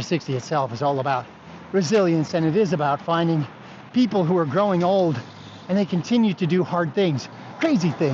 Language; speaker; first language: English; native; English